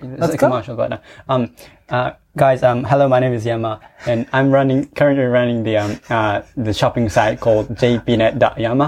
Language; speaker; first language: English; non-native, fluent; Japanese